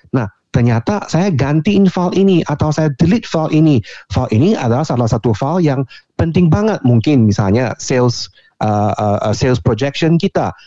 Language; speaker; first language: Indonesian; non-native, fluent; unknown